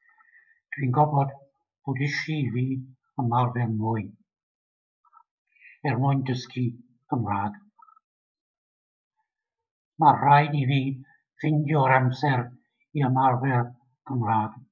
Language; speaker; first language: Welsh; non-native, learner; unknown